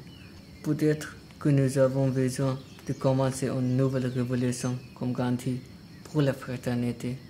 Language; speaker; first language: French; non-native, learner; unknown